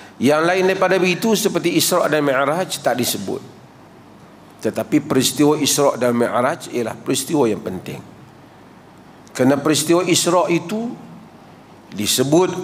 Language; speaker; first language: Malay; native; Malay